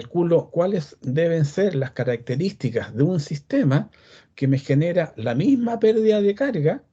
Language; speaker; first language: Spanish; native; Spanish